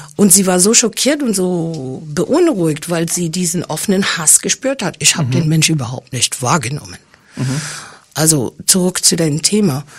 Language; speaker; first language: German; early bilingual, other home language; English